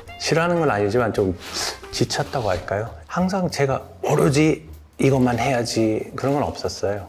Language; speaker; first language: Korean; non-native, fluent; English